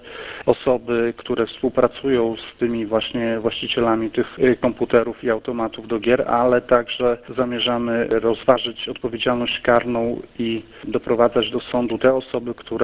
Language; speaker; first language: Polish; native; Polish